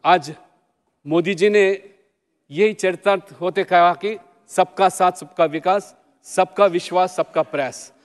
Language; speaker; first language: Hindi; non-native, local second language; Telugu